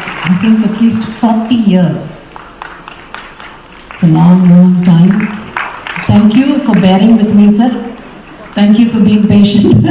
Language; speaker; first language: English; non-native, local second language; Malayalam